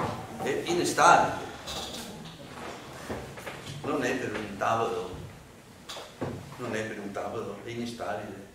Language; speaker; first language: Italian; non-native, learner; Spanish